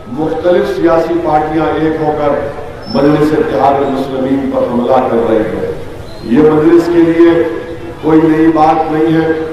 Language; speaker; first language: Urdu; native; Urdu